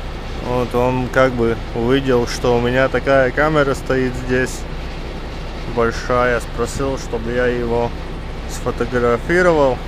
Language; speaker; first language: Russian; non-native, fluent; Latvian